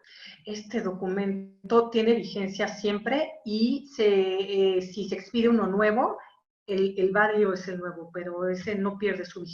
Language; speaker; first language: Spanish; native; Spanish